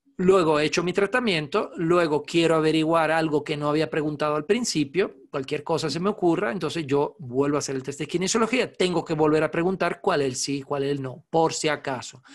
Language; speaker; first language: Spanish; non-native, fluent; Italian